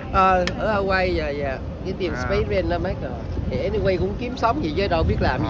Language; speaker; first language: Vietnamese; native; Vietnamese